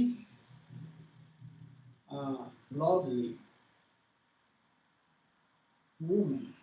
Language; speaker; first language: English; non-native, learner; Portuguese